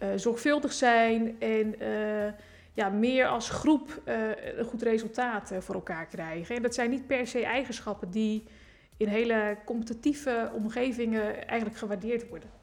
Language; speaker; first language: Dutch; native; Dutch